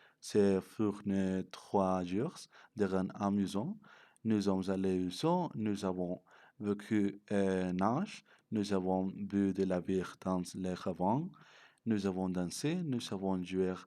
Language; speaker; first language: French; non-native, learner; Spanish